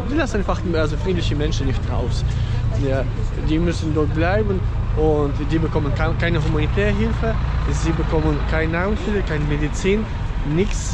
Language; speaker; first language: German; non-native, fluent; Ukrainian